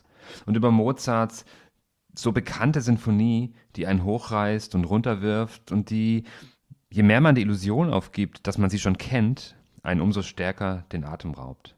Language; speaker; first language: German; native; German